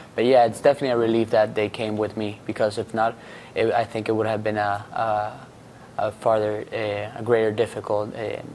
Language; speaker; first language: English; non-native, fluent; Spanish